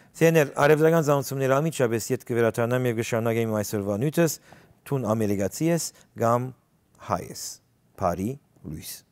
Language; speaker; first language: Armenian; early bilingual, heritage; Armenian